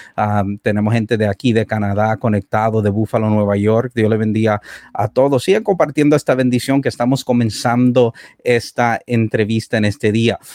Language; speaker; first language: Spanish; early bilingual, heritage; Spanish